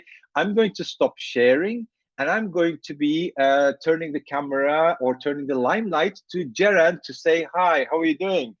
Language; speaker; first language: English; non-native, fluent; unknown